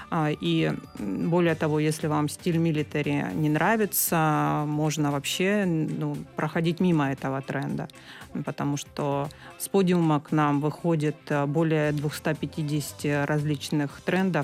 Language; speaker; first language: Russian; native; Russian